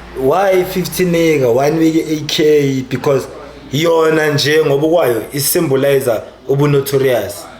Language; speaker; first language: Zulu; native; Zulu